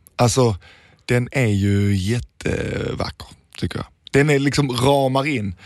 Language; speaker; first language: Swedish; early bilingual, other home language; Danish